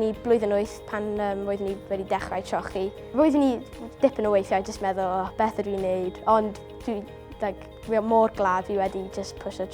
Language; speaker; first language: Welsh; non-native, local second language; English